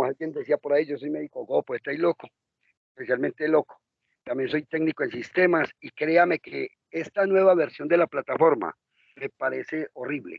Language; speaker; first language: Spanish; native; Spanish